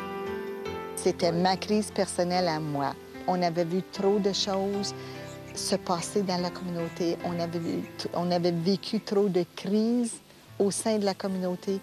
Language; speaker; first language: French; native; French